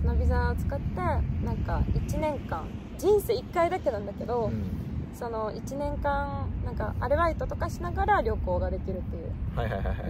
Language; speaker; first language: Japanese; non-native, fluent; Polish